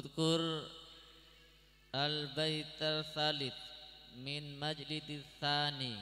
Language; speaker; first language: Arabic; non-native, fluent; Indonesian